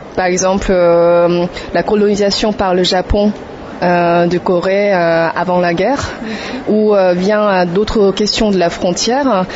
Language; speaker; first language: French; non-native, fluent; Korean